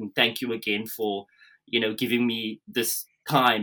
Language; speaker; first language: English; native; English